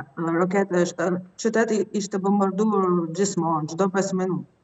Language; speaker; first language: Albanian; non-native, learner; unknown